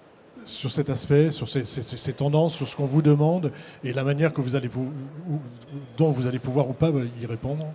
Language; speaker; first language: French; native; French